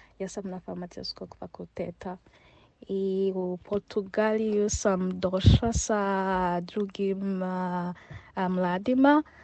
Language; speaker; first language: Croatian; non-native, learner; Rundi